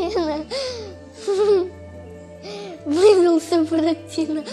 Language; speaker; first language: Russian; native; Russian